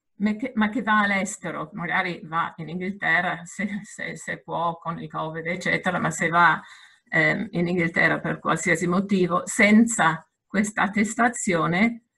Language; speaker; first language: Italian; non-native, fluent; English